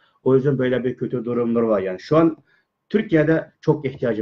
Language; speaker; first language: Turkish; non-native, learner; Uyghur